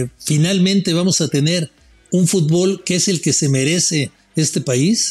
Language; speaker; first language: Spanish; native; Spanish